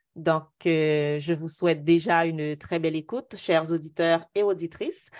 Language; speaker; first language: French; native; French